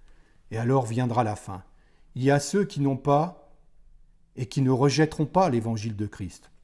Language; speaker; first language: French; native; French